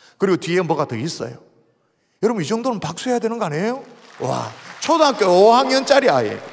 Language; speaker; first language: Korean; native; Korean